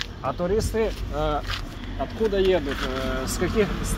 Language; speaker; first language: Russian; native; Russian